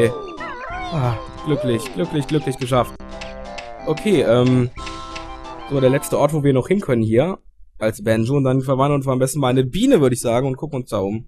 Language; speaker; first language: German; native; German